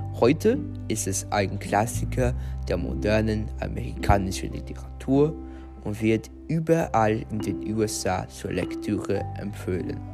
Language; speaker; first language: German; non-native, fluent; Portuguese